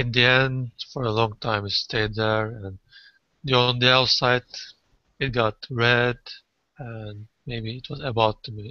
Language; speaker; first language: English; non-native, learner; Turkish